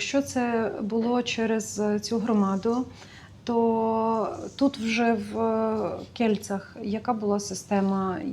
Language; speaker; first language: Ukrainian; native; Ukrainian